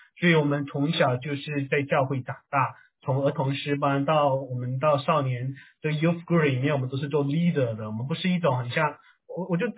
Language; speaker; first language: Chinese; native; Chinese